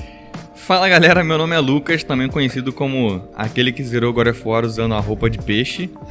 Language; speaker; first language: Portuguese; native; Portuguese